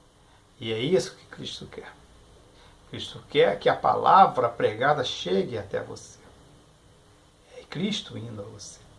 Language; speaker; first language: Portuguese; native; Portuguese